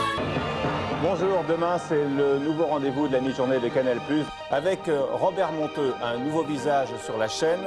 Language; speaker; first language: French; native; French